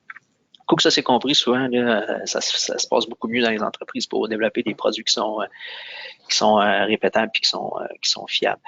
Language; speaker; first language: French; native; French